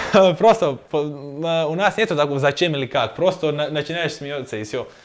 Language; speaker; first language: Russian; non-native, learner; Croatian